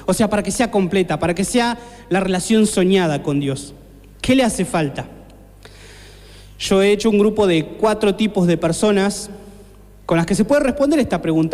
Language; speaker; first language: Spanish; native; Spanish